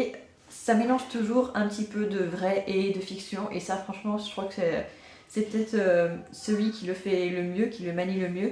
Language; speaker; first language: French; native; French